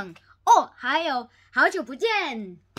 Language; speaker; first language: Chinese; non-native, learner; Korean